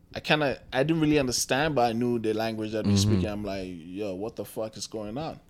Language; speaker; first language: English; non-native, local second language; Akan